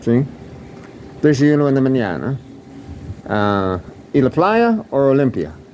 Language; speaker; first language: Spanish; non-native, learner; English